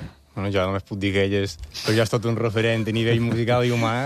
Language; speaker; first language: Catalan; native; Catalan